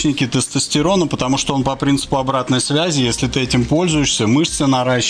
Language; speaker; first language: Russian; native; Russian